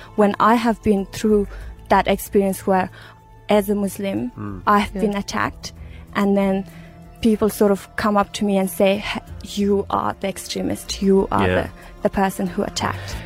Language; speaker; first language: English; non-native, fluent; Persian